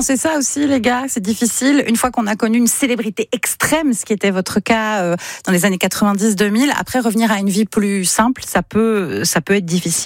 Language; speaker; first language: French; native; French